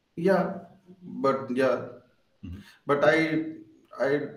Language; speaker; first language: English; non-native, local second language; Punjabi